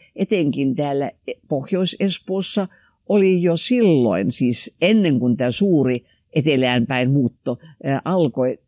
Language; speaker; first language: Finnish; non-native, local second language; Swedish